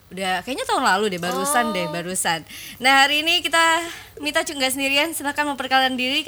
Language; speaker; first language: Indonesian; native; Indonesian